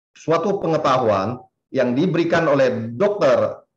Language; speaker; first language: Indonesian; native; Indonesian